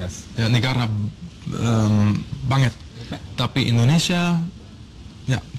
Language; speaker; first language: Indonesian; non-native, learner; German